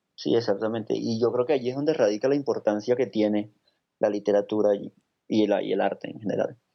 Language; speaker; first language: Spanish; native; Spanish